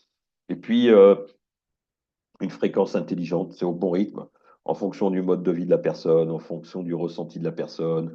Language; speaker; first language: French; native; French